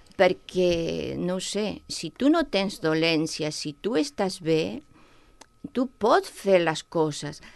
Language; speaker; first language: Catalan; non-native, local second language; Spanish